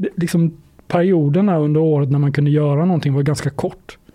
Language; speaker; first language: Swedish; native; Swedish